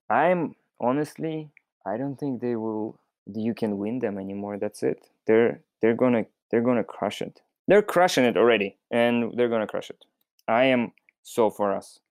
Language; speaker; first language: English; non-native, fluent; Russian